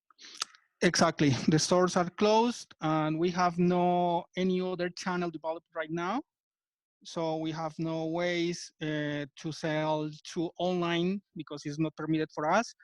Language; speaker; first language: English; non-native, fluent; Spanish